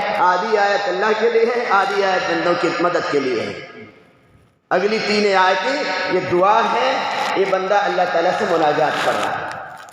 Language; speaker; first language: Urdu; native; Urdu